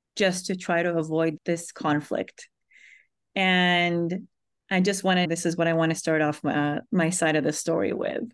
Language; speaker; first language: English; early bilingual, other home language; Hebrew